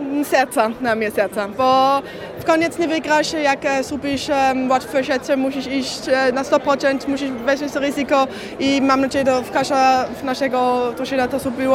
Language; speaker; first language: Polish; early bilingual, heritage; Polish